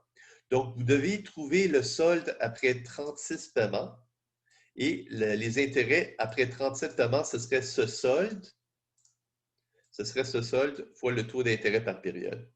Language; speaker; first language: French; native; French